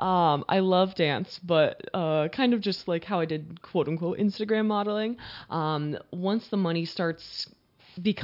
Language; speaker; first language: English; native; English